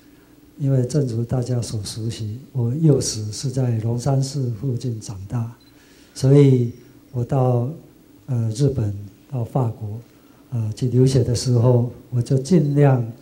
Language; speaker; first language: Chinese; non-native, local second language; Min Nan Chinese